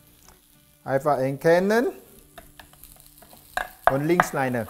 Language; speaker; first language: German; non-native, learner; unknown